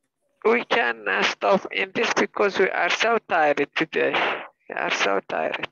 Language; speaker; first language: English; non-native, learner; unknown